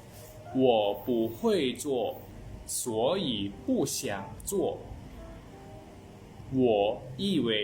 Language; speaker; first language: Chinese; non-native, learner; Lao